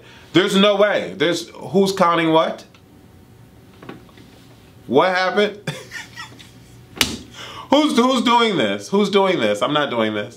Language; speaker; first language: English; native; English